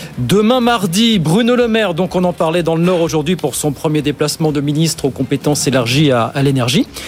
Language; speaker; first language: French; native; French